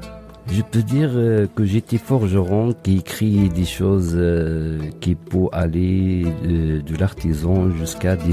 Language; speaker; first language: French; non-native, local second language; Arabic